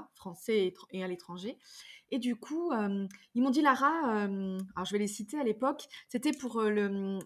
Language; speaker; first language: French; native; French